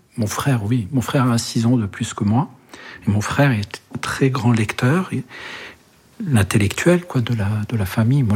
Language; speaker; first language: French; early bilingual, other home language; Arabic